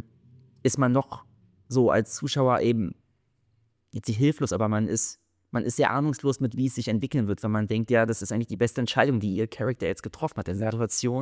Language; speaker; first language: German; native; German